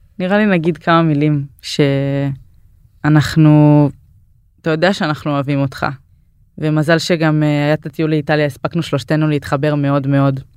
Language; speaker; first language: Hebrew; native; Hebrew